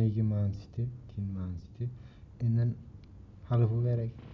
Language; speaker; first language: Dutch; non-native, learner; Turkish